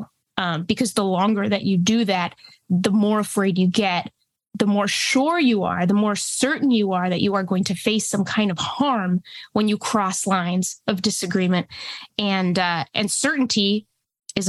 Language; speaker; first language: English; early bilingual, other home language; Spanish